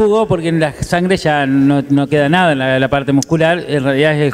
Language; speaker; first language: Spanish; native; Spanish